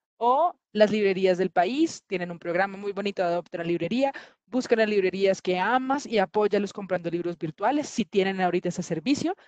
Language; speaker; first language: Spanish; native; Spanish